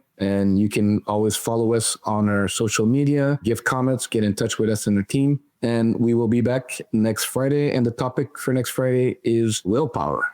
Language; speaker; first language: English; non-native, fluent; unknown